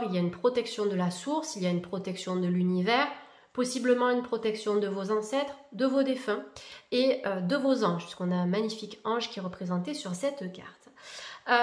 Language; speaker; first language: French; native; French